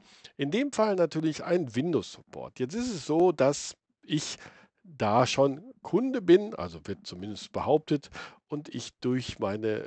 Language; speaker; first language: German; native; German